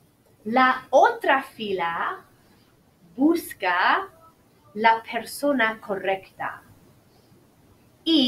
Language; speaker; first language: Spanish; non-native, fluent; English